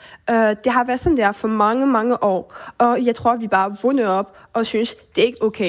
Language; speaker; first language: Danish; early bilingual, heritage; French